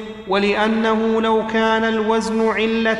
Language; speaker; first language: Arabic; native; Arabic